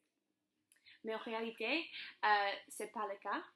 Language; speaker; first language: French; non-native, learner; English